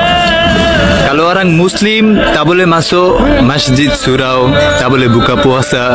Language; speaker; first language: Malay; non-native, learner; Bangla